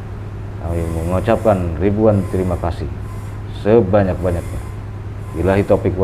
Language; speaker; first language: Indonesian; native; Indonesian